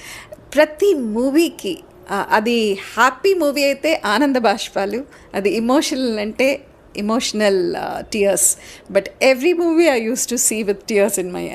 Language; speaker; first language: Telugu; native; Telugu